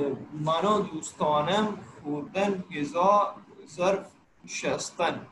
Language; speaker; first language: Persian; non-native, learner; Urdu